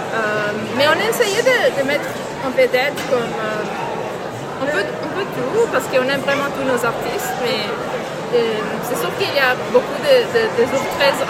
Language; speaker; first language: French; non-native, local second language; English